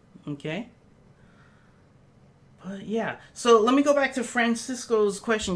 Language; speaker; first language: English; native; English